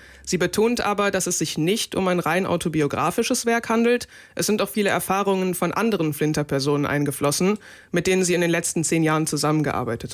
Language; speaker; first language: German; native; German